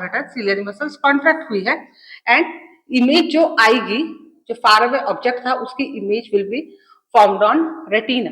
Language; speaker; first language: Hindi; native; Hindi